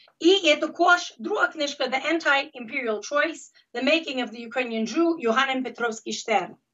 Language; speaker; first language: Ukrainian; early bilingual, heritage; Ukrainian